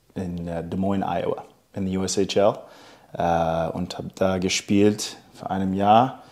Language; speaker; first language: German; non-native, fluent; English